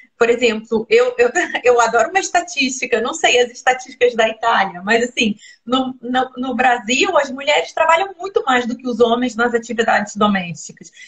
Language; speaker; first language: Portuguese; native; Portuguese